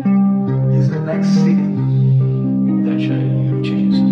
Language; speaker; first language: English; non-native, learner; Portuguese